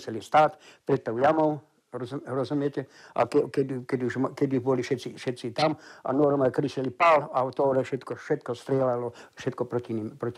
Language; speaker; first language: Slovak; non-native, local second language; German